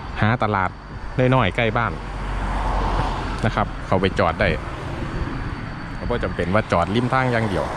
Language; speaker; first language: Thai; non-native, local second language; Lao